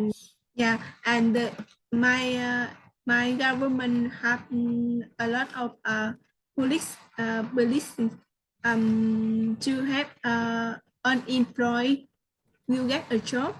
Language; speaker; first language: English; non-native, learner; Vietnamese